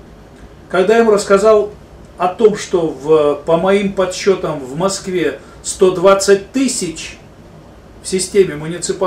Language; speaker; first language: Russian; native; Russian